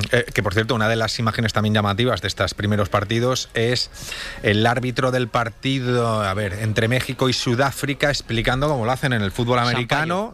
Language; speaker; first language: Spanish; native; Spanish